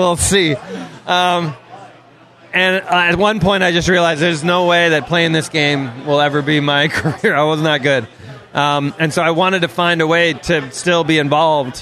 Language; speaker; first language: English; native; English